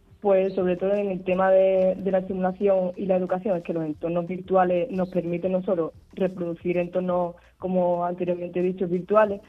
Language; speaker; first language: Spanish; native; Spanish